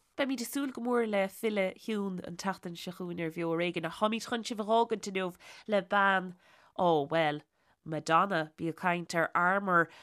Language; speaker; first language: Irish; native; Irish